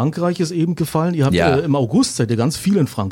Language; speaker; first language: German; native; German